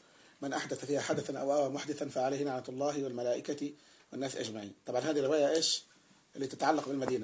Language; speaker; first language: Arabic; native; Arabic